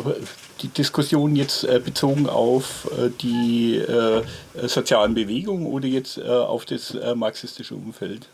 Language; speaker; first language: German; native; German